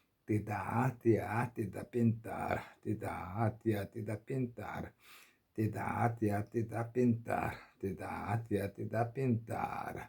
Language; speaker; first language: Indonesian; non-native, learner; Korean